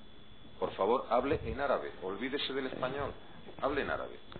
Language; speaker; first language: Spanish; native; Spanish